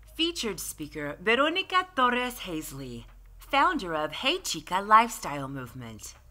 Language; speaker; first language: English; native; English